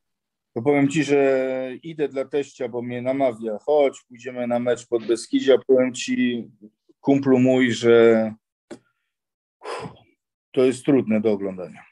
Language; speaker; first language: Polish; early bilingual, heritage; Polish